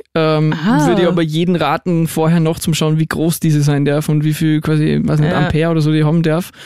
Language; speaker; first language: German; native; German